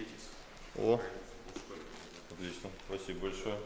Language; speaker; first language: Russian; native; Russian